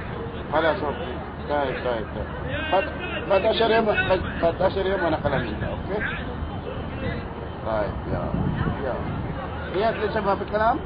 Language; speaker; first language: Arabic; non-native, learner; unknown